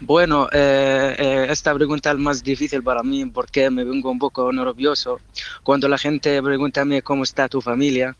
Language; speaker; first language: Spanish; non-native, learner; Arabic